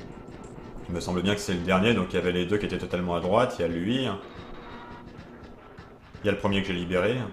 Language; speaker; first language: French; native; French